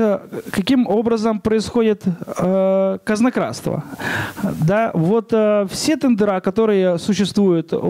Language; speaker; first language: Russian; non-native, local second language; Ukrainian